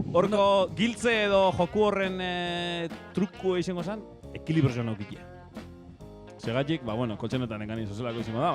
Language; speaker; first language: Basque; native; Basque